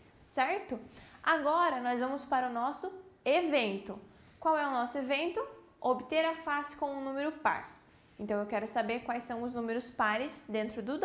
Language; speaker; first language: Portuguese; native; Portuguese